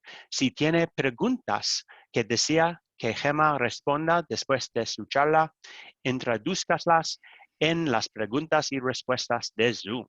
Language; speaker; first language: Spanish; non-native, learner; English